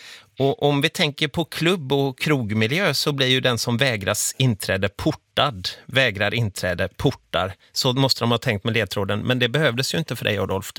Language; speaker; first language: Swedish; native; Swedish